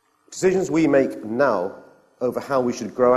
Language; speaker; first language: English; native; English